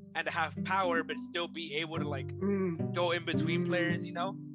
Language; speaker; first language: English; native; English